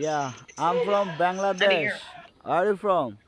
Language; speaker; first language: English; non-native, learner; Bangla